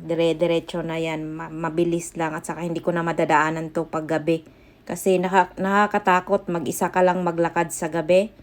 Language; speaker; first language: Filipino; non-native, local second language; Cebuano